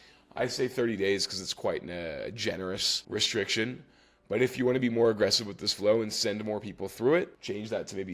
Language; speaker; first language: English; native; English